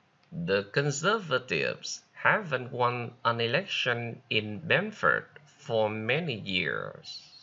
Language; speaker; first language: English; non-native, fluent; Vietnamese